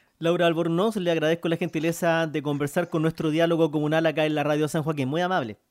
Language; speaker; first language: Spanish; native; Spanish